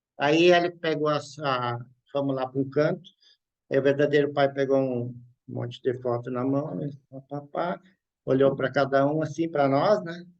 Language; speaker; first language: Portuguese; native; Portuguese